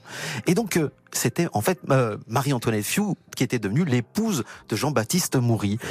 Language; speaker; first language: French; native; French